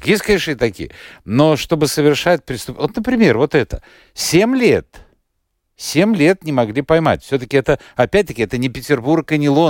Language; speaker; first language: Russian; native; Russian